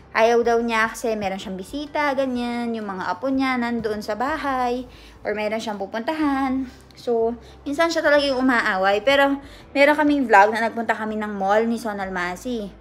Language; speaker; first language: Filipino; native; Filipino